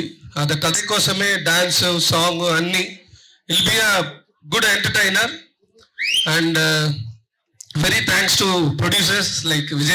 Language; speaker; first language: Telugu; non-native, learner; Tamil